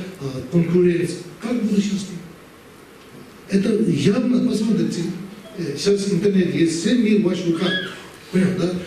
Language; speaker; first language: Russian; non-native, learner; Tibetan